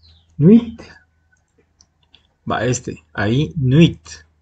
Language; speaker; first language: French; non-native, fluent; Spanish